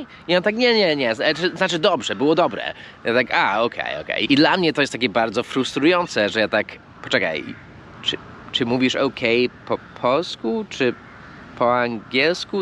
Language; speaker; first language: Polish; non-native, fluent; English